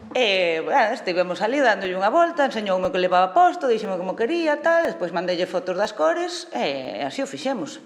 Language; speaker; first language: Galician; non-native, local second language; Spanish